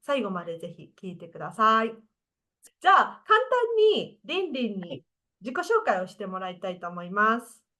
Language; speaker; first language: Japanese; native; Japanese